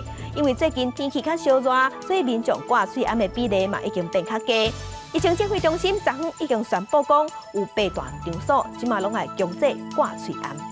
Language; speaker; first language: Chinese; native; Chinese